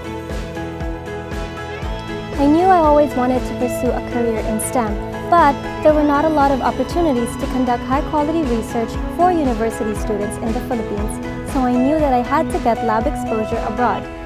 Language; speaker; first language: English; non-native, local second language; Cebuano